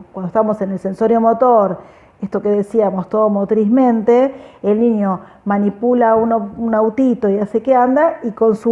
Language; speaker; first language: Spanish; native; Spanish